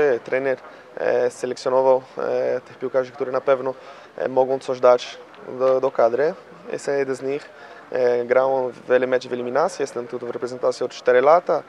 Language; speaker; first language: Polish; non-native, fluent; Portuguese